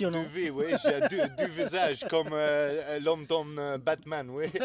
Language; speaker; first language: French; non-native, learner; English